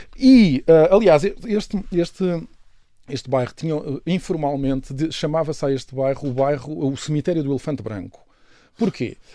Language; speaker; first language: Portuguese; native; Portuguese